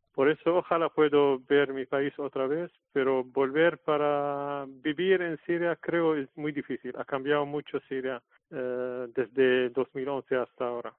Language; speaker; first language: Spanish; non-native, learner; Arabic